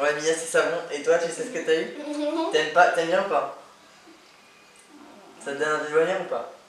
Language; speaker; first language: French; native; French